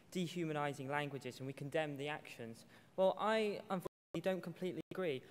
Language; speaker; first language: English; native; English